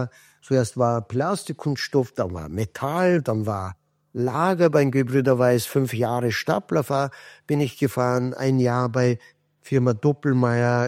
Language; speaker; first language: German; non-native, fluent; Kurdish